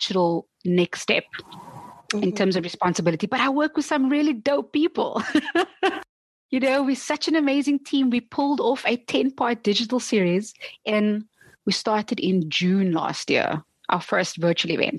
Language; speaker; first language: English; non-native, local second language; Afrikaans